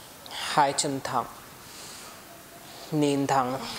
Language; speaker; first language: Vietnamese; non-native, learner; Hindi